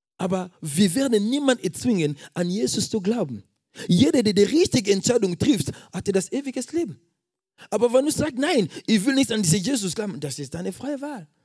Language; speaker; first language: German; non-native, fluent; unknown